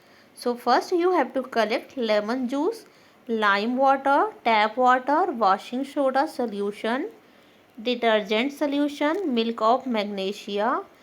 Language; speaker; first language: English; non-native, local second language; Hindi